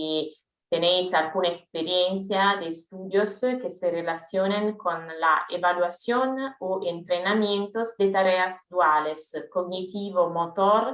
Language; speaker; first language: Spanish; non-native, fluent; Italian